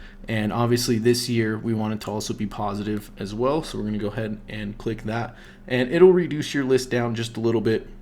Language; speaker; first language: English; native; English